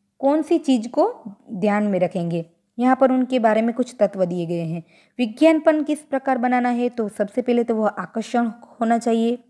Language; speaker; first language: Hindi; non-native, local second language; Gujarati